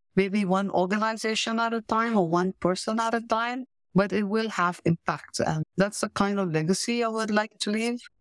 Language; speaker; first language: English; native; English